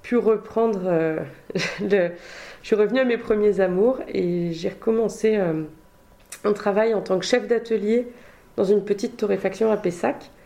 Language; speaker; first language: French; native; French